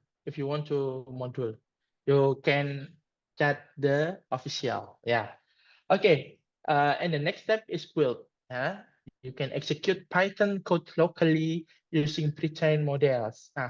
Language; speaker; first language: English; non-native, learner; Indonesian